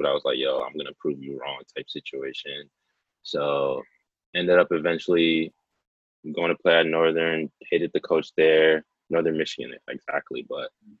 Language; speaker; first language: English; native; English